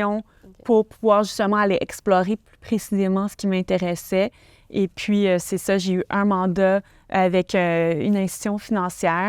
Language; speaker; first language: French; native; French